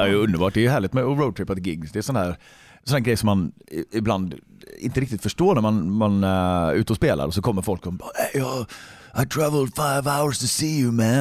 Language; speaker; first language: Swedish; native; Swedish